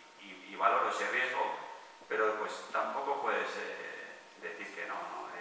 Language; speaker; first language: Spanish; native; Spanish